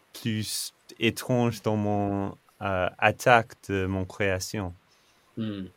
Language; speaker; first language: French; non-native, fluent; English